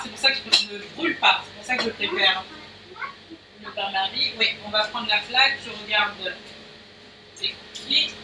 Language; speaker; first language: French; native; French